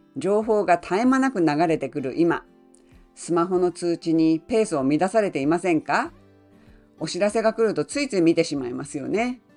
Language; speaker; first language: Japanese; native; Japanese